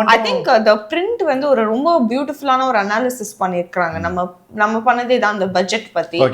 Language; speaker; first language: Tamil; native; Tamil